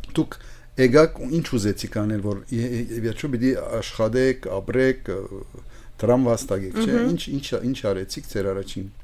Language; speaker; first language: Armenian; early bilingual, heritage; Armenian